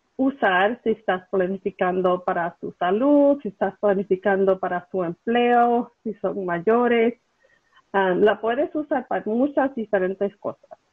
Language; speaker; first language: Spanish; early bilingual, heritage; Spanish